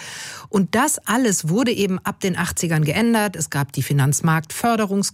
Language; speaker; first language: German; native; German